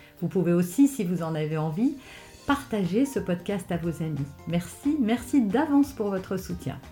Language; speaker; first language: French; native; French